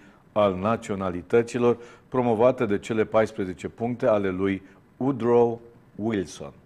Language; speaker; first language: Romanian; native; Romanian